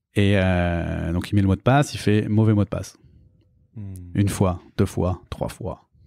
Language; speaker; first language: French; native; French